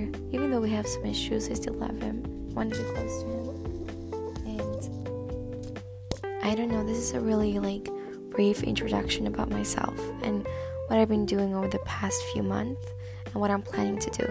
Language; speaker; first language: English; non-native, fluent; Swedish